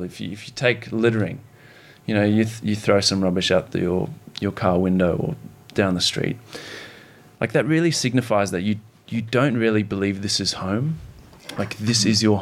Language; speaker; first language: English; native; English